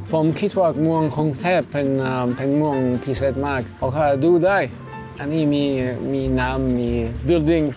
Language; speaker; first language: Thai; non-native, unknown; French